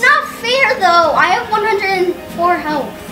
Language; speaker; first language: English; native; English